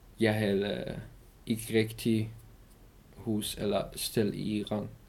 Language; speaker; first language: Danish; non-native, learner; Persian